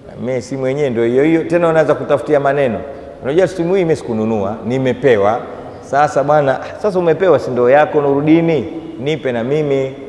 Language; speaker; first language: Swahili; native; Swahili